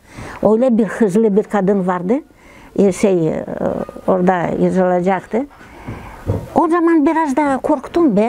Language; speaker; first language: Turkish; non-native, local second language; Greek